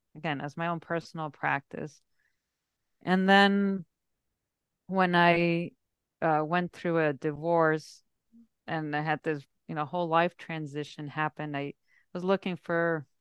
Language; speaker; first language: English; early bilingual, heritage; English